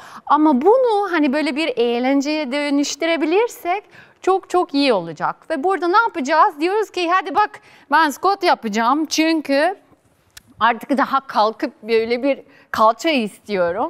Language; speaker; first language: Turkish; non-native, fluent; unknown